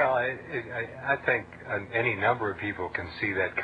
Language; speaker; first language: English; native; English